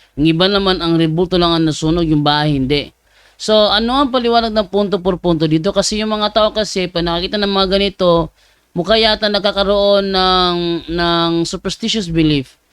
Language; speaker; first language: Filipino; native; Filipino